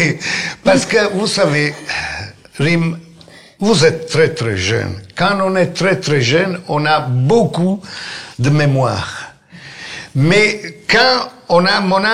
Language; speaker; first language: French; non-native, fluent; Italian